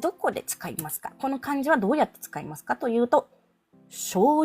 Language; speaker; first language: Japanese; non-native, fluent; Filipino